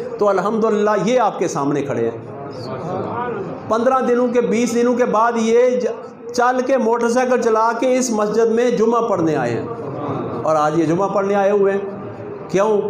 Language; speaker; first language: Urdu; non-native, local second language; Punjabi